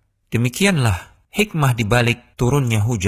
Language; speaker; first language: Indonesian; native; Indonesian